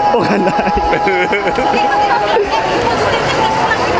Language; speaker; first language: Japanese; non-native, learner; Indonesian